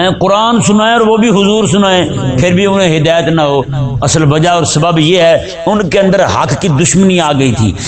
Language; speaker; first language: Urdu; native; Urdu